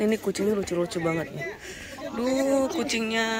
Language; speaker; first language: Indonesian; native; Indonesian